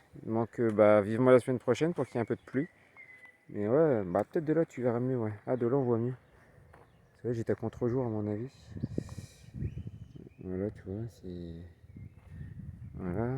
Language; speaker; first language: French; native; French